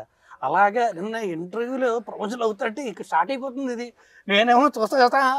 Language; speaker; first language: Telugu; native; Telugu